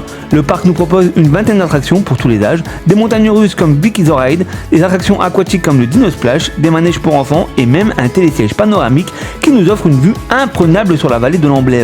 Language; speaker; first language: French; native; French